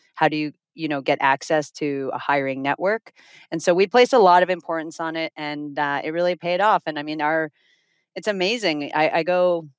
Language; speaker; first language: English; non-native, fluent; Finnish